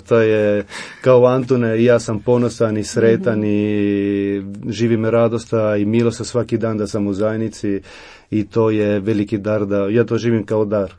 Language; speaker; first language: Croatian; non-native, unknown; Italian